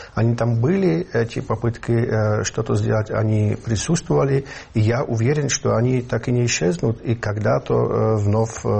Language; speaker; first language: Russian; non-native, fluent; Czech